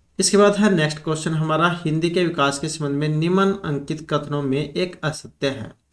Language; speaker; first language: Hindi; native; Hindi